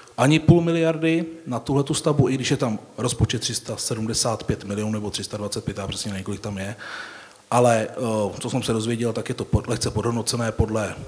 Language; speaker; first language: Czech; native; Czech